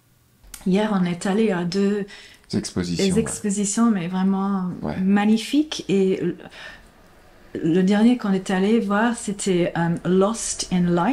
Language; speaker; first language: French; non-native, fluent; English